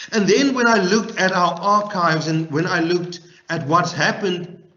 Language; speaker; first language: English; non-native, local second language; Afrikaans